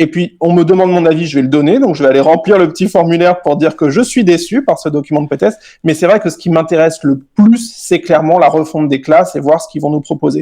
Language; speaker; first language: French; native; French